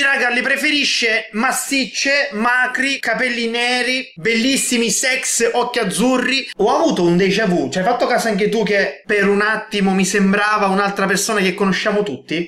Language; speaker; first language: Italian; native; Italian